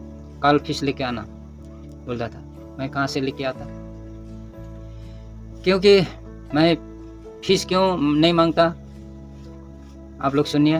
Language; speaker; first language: Hindi; non-native, local second language; Nepali